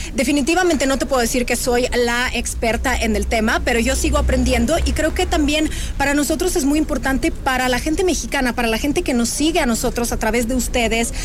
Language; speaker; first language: Spanish; non-native, fluent; Russian